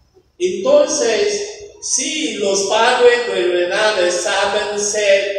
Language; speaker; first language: Spanish; non-native, fluent; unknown